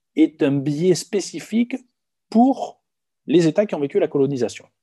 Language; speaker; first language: French; native; French